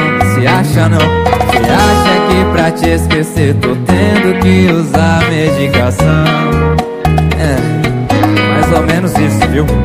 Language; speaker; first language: Portuguese; native; Portuguese